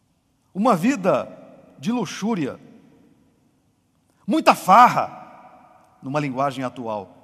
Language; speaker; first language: Portuguese; native; Portuguese